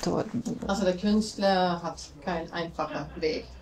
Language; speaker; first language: German; non-native, fluent; Latvian